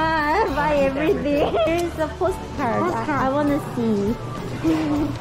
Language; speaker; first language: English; non-native, learner; Korean